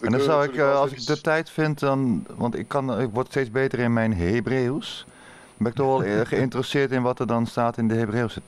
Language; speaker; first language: Dutch; native; Dutch